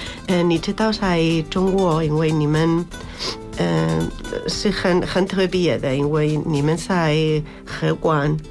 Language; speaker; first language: Chinese; non-native, fluent; Spanish